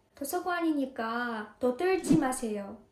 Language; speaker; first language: Korean; non-native, fluent; Ukrainian